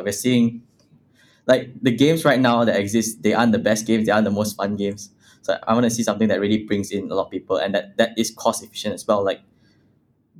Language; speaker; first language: English; non-native, local second language; Chinese